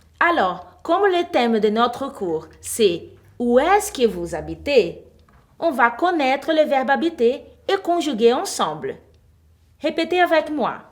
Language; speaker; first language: French; non-native, fluent; Portuguese